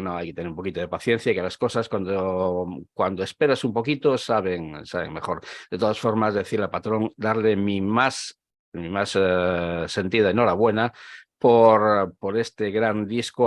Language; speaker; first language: Spanish; native; Spanish